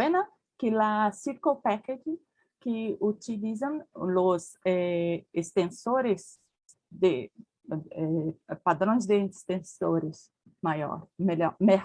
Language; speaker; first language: Spanish; non-native, learner; Portuguese